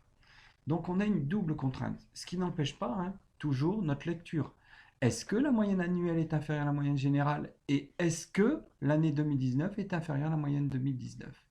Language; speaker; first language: French; native; French